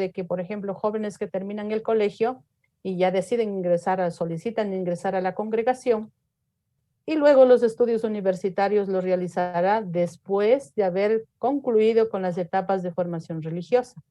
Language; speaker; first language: Spanish; native; Spanish